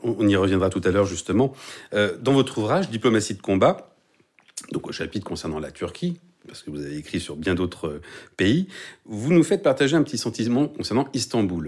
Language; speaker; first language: French; native; French